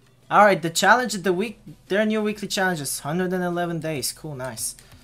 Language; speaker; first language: English; non-native, fluent; Bulgarian